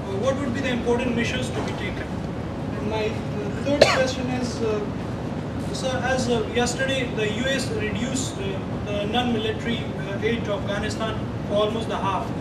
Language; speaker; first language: English; non-native, fluent; Persian